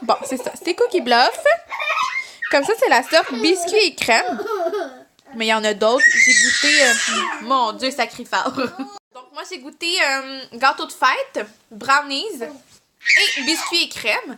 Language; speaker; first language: French; native; French